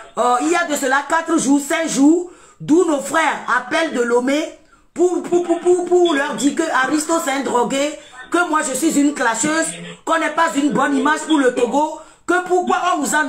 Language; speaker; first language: French; native; French